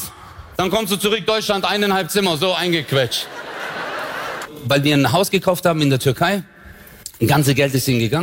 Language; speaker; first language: German; early bilingual, other home language; Turkish